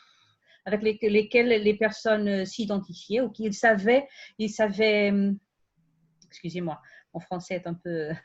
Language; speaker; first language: French; non-native, fluent; Portuguese